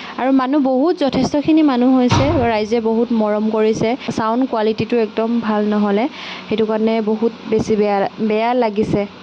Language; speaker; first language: Assamese; non-native, local second language; Mising